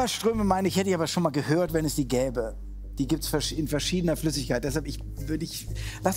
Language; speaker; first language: German; native; German